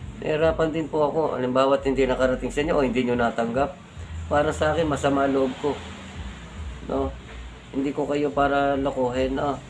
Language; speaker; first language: Filipino; native; Filipino